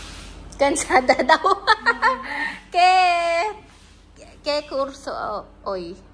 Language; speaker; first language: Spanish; non-native, learner; Filipino